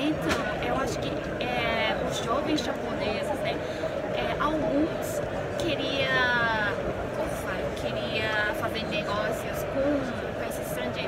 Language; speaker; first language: Portuguese; non-native, learner; Japanese